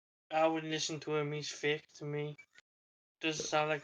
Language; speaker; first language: English; native; English